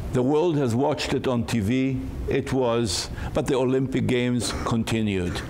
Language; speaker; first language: English; non-native, fluent; Hebrew